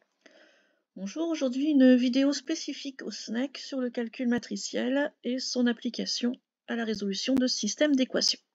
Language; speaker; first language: French; native; French